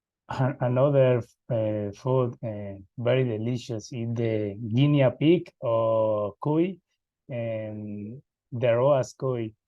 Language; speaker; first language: English; non-native, learner; Spanish